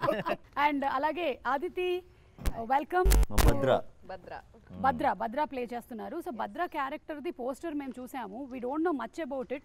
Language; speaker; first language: Telugu; native; Telugu